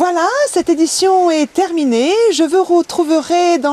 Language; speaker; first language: French; native; French